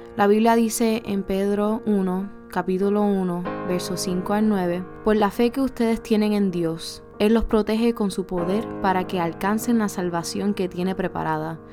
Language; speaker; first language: Spanish; early bilingual, heritage; Spanish